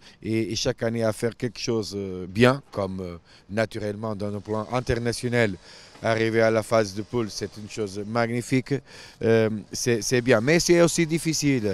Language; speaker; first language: French; non-native, fluent; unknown